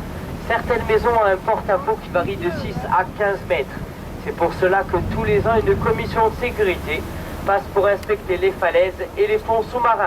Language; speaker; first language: French; native; French